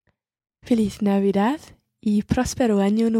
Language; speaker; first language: Spanish; non-native, learner; English